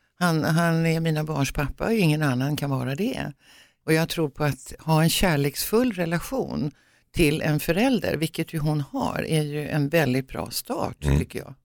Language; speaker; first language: Swedish; native; Swedish